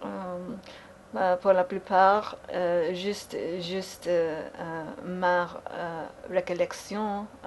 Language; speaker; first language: French; non-native, learner; English